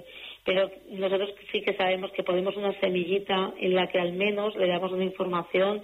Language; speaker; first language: Spanish; native; Spanish